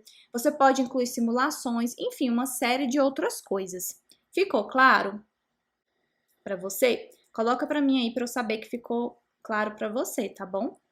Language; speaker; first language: Portuguese; native; Portuguese